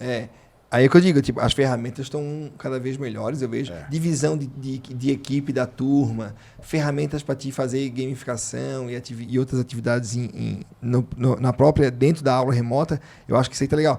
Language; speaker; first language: Portuguese; native; Portuguese